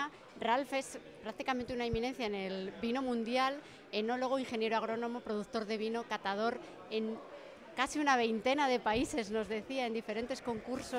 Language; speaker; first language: Spanish; native; Spanish